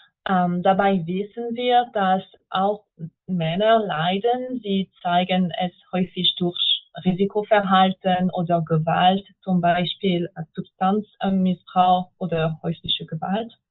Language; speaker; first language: German; non-native, fluent; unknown